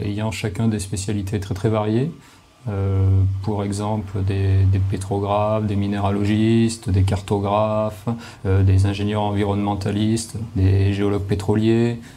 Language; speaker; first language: French; native; French